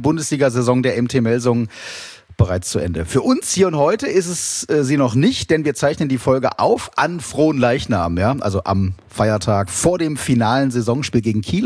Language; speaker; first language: German; native; German